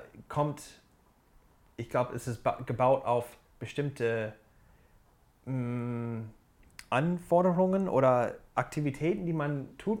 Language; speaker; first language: German; non-native, fluent; English